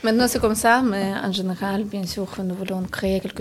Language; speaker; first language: French; non-native, learner; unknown